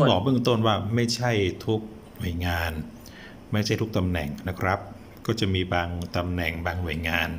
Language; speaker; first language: Thai; native; Thai